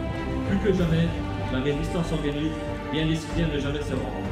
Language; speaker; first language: French; native; French